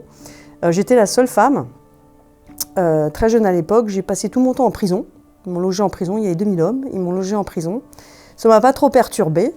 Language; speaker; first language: French; native; French